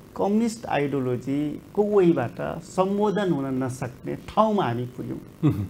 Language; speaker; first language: Nepali; non-native, local second language; Rana Tharu